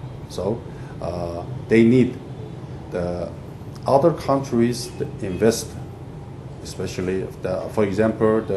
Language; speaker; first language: English; non-native, fluent; Korean